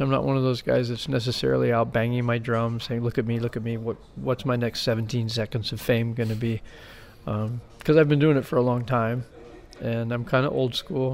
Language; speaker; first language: English; native; English